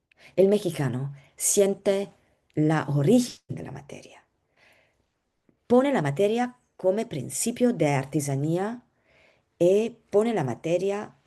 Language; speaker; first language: Spanish; non-native, learner; Italian